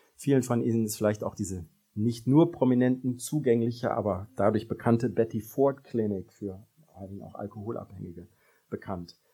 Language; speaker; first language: German; native; German